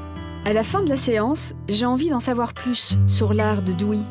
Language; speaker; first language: French; native; French